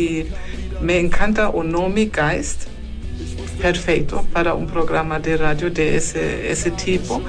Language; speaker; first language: Spanish; non-native, fluent; German